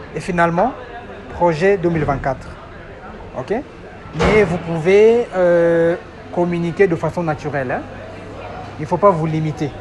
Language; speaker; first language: French; non-native, fluent; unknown